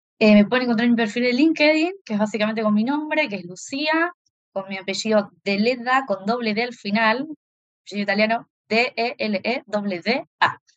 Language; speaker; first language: Spanish; native; Spanish